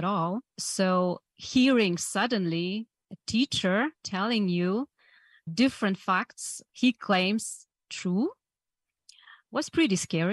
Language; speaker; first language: English; non-native, fluent; Polish